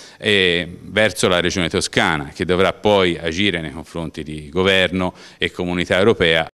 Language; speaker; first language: Italian; native; Italian